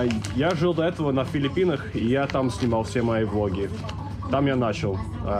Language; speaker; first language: Russian; early bilingual, heritage; English